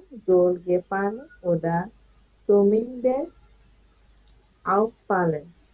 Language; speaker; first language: German; non-native, learner; Bangla